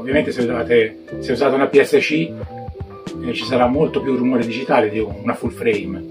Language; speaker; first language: Italian; native; Italian